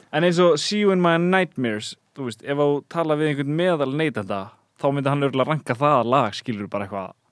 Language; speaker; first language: Icelandic; native; Icelandic